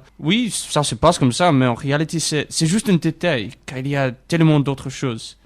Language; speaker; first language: French; non-native, fluent; English